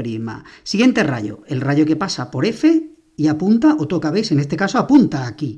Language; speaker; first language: Spanish; native; Spanish